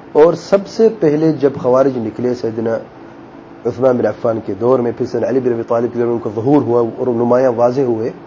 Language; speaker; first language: Urdu; native; Urdu